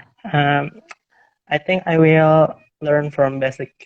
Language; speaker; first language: English; non-native, learner; Indonesian